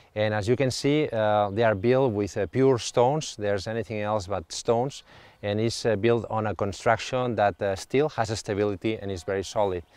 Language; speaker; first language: English; non-native, fluent; Catalan